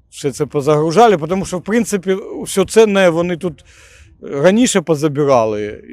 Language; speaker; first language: Ukrainian; non-native, local second language; Russian